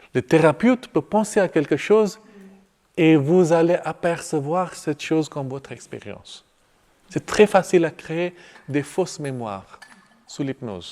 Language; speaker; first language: French; non-native, fluent; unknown